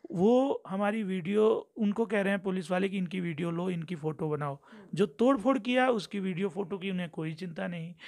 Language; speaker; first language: Hindi; native; Hindi